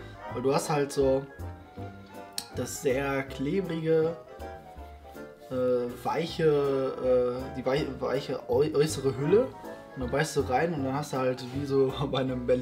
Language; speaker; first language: German; native; German